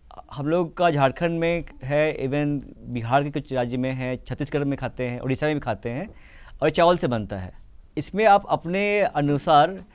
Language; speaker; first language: Hindi; native; Hindi